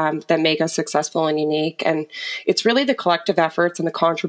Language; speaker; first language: English; native; English